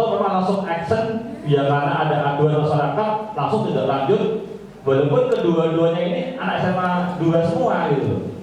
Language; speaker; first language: Indonesian; native; Indonesian